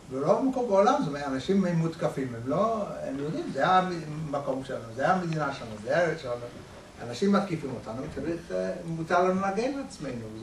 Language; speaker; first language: Hebrew; non-native, fluent; English